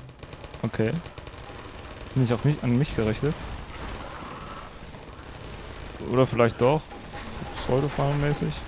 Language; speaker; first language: German; native; German